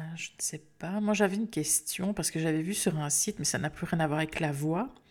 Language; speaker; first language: French; native; French